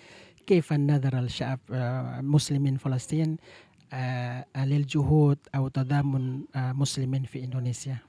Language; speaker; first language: Arabic; non-native, learner; Indonesian